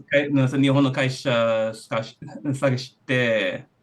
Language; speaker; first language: Japanese; non-native, learner; English